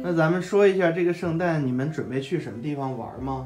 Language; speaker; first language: Chinese; native; Chinese